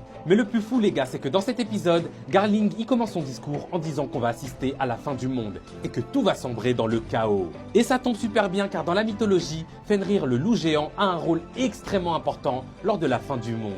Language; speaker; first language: French; native; French